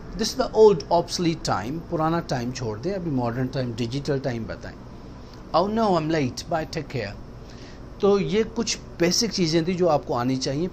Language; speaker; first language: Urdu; native; Urdu